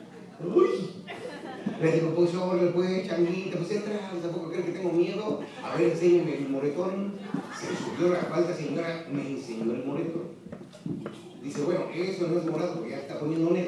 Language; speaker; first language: Spanish; native; Spanish